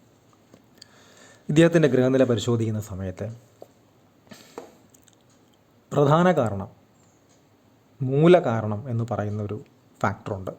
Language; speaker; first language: Malayalam; native; Malayalam